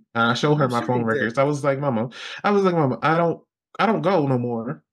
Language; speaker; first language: English; native; English